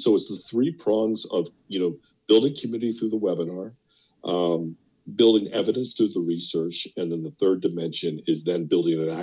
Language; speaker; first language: English; native; English